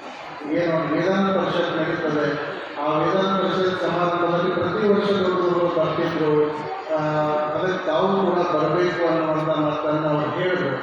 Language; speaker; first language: Kannada; native; Kannada